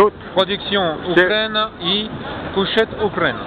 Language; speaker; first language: Russian; non-native, learner; French